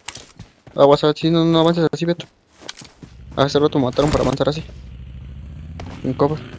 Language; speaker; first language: Spanish; native; Spanish